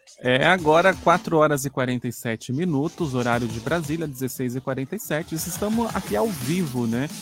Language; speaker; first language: Portuguese; native; Portuguese